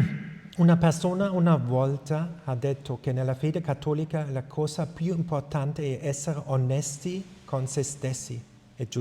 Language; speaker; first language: Italian; non-native, fluent; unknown